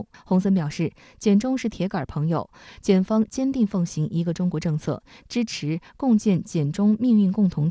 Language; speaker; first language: Chinese; native; Chinese